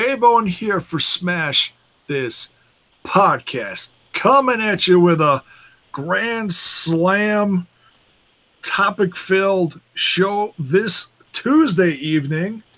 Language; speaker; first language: English; native; English